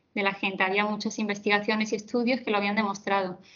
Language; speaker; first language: Spanish; native; Spanish